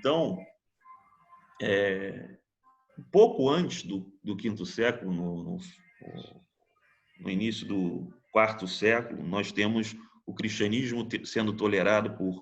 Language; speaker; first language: Portuguese; native; Portuguese